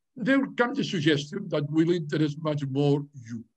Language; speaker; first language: English; non-native, fluent; Catalan